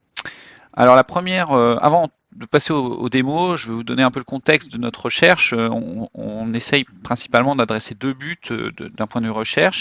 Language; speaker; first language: French; native; French